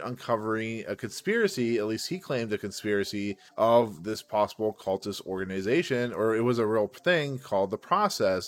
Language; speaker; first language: English; native; English